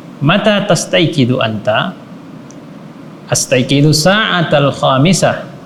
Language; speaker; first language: Arabic; non-native, fluent; Indonesian